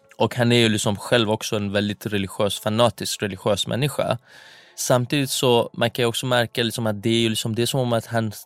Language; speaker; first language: Swedish; non-native, fluent; Persian